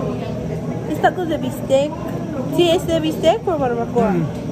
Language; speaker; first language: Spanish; early bilingual, heritage; Spanish